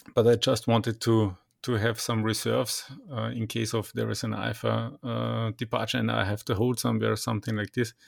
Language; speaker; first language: English; non-native, fluent; German